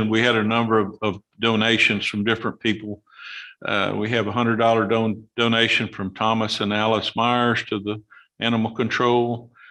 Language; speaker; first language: English; native; English